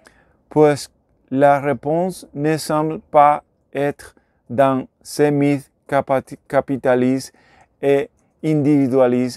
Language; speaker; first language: French; non-native, learner; Spanish